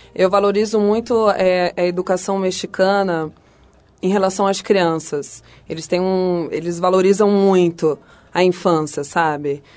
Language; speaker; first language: Portuguese; early bilingual, other home language; Spanish